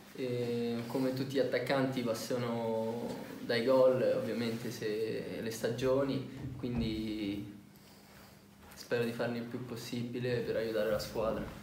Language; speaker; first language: Italian; native; Italian